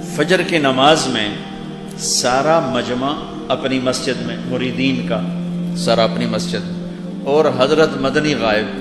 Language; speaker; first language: Urdu; non-native, local second language; Punjabi